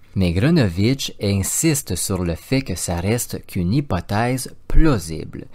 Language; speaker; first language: French; native; French